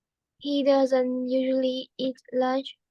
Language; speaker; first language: English; non-native, learner; Vietnamese